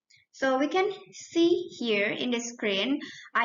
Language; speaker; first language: English; non-native, learner; Indonesian